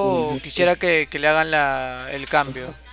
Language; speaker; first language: Spanish; native; Spanish